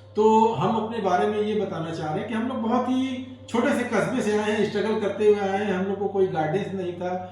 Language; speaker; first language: Hindi; native; Hindi